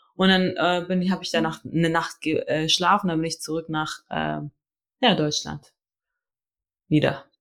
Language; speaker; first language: German; early bilingual, other home language; Albanian